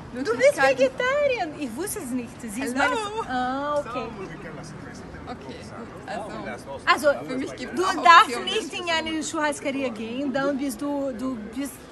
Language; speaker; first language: German; non-native, learner; Portuguese